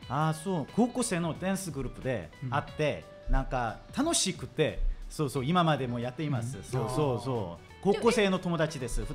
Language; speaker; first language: Japanese; non-native, learner; Korean